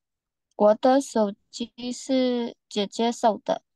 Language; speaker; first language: Chinese; non-native, learner; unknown